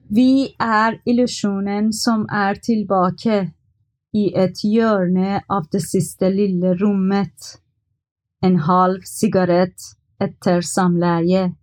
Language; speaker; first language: Norwegian; non-native, learner; Persian